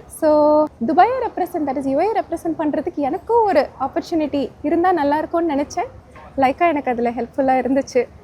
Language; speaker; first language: Tamil; early bilingual, heritage; Tamil